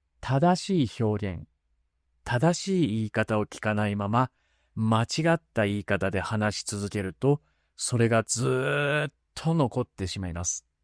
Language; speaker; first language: Japanese; native; Japanese